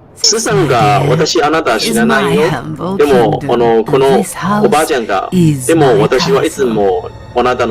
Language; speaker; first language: Japanese; non-native, learner; Chinese